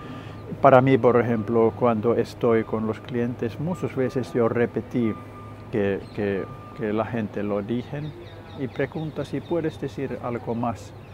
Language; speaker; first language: Spanish; non-native, learner; Finnish